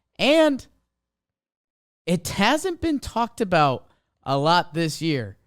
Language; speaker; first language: English; native; English